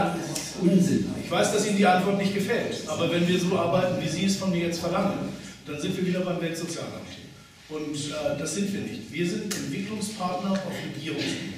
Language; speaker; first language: German; native; German